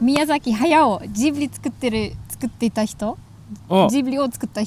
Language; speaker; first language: Japanese; non-native, learner; German